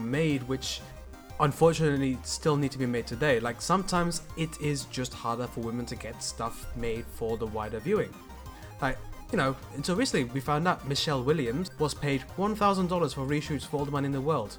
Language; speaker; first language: English; native; English